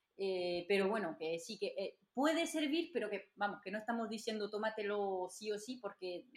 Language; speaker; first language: Spanish; non-native, fluent; French